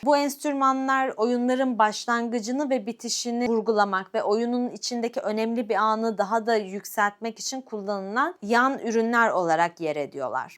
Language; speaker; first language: Turkish; native; Turkish